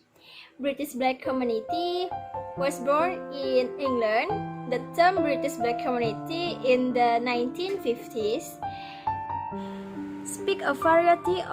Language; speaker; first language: English; non-native, learner; Indonesian